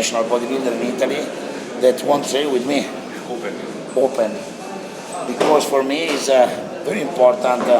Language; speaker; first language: English; non-native, learner; Italian